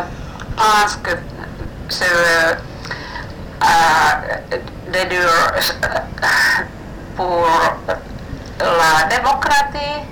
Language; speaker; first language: French; non-native, learner; Finnish